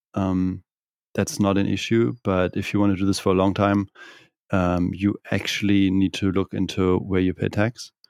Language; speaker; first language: English; non-native, fluent; German